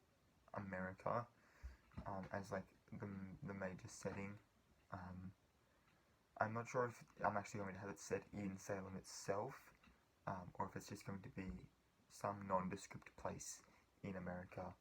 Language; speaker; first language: English; native; English